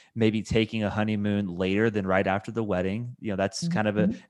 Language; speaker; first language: English; native; English